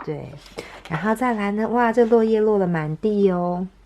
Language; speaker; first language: Chinese; native; Chinese